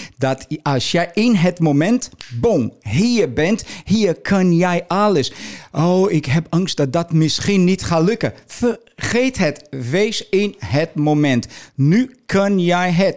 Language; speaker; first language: Dutch; non-native, fluent; Portuguese